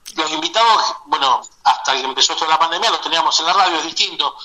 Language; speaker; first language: Spanish; native; Spanish